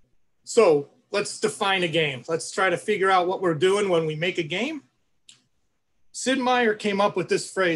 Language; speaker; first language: English; native; English